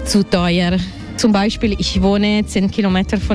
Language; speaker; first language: German; non-native, learner; Italian